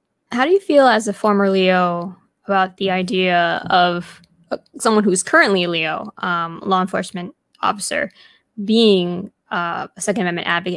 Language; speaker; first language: English; early bilingual, other home language; Spanish